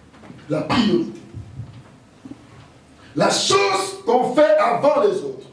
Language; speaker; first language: French; non-native, local second language; Lingala